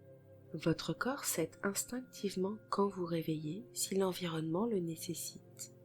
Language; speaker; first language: French; native; French